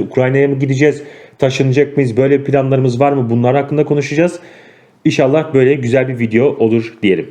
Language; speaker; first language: Turkish; native; Turkish